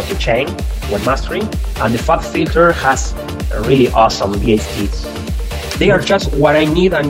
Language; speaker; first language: English; non-native, fluent; Spanish